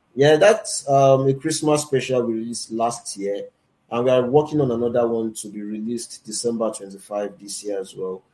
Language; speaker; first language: English; non-native, local second language; Yoruba